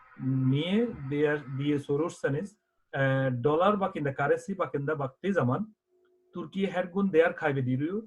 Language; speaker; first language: Turkish; non-native, fluent; Bangla